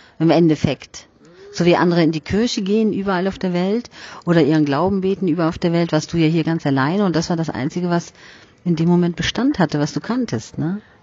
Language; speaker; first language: German; native; German